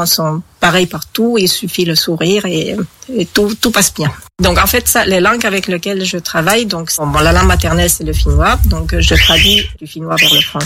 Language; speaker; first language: French; non-native, fluent; Finnish